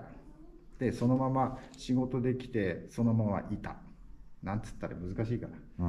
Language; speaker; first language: Japanese; native; Japanese